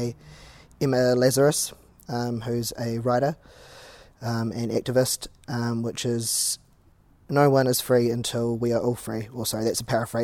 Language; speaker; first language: English; native; English